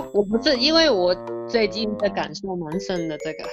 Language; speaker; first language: Chinese; non-native, fluent; Cantonese